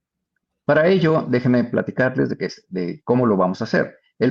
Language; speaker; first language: Spanish; native; Spanish